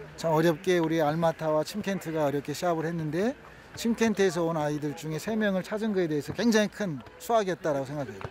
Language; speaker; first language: Korean; native; Korean